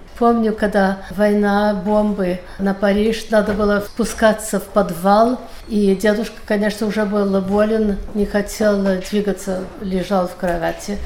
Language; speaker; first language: Russian; early bilingual, heritage; Russian